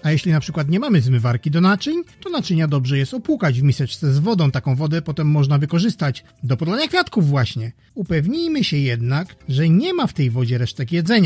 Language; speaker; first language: Polish; native; Polish